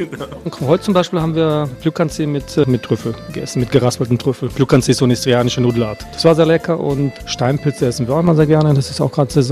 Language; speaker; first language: German; early bilingual, other home language; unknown